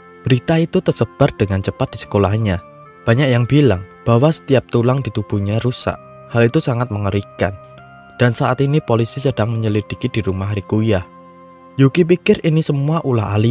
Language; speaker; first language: Indonesian; native; Indonesian